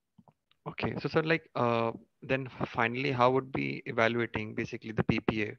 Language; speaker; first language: English; non-native, local second language; Hindi